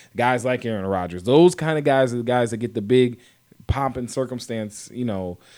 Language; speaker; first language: English; native; English